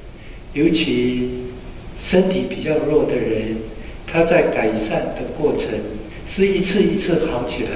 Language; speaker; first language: Chinese; native; Chinese